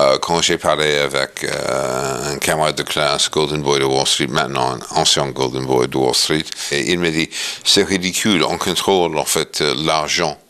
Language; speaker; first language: French; non-native, fluent; English